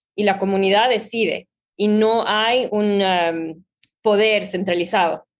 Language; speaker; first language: Spanish; native; Spanish